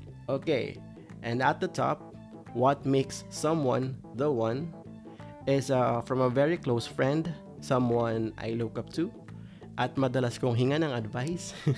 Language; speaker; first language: English; non-native, local second language; Filipino